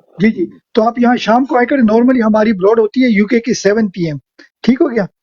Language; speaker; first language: Urdu; non-native, local second language; Pashto